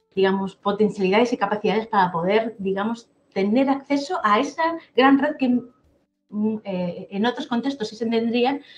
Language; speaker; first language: Spanish; native; Spanish